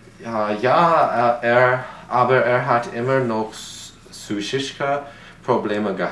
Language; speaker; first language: German; non-native, learner; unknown